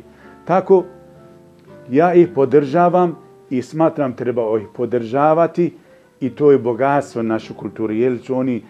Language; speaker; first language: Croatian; non-native, fluent; Persian